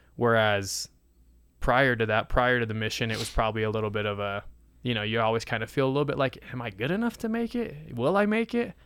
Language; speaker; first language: English; native; English